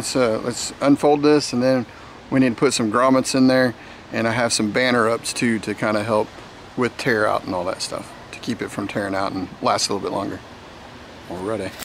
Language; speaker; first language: English; native; English